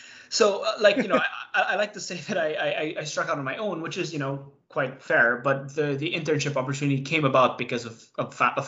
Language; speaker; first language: English; non-native, local second language; Cebuano